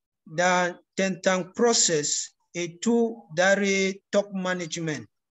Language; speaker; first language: Indonesian; non-native, learner; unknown